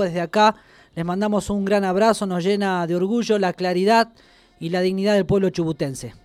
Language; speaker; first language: Spanish; native; Spanish